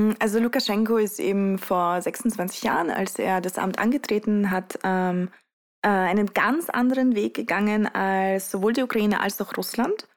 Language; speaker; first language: German; early bilingual, other home language; Russian